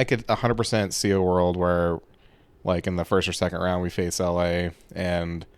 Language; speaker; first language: English; native; English